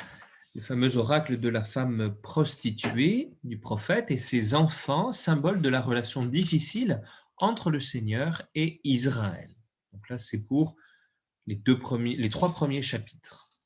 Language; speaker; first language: French; native; French